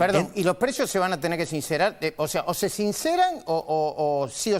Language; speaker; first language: Spanish; native; Spanish